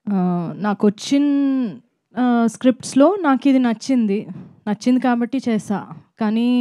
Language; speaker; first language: Telugu; non-native, fluent; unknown